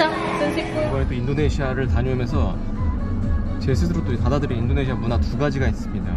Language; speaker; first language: Korean; native; Korean